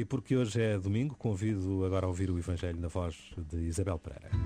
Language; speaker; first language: Portuguese; native; Portuguese